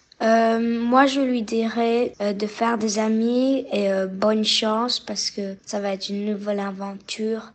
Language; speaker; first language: French; early bilingual, heritage; French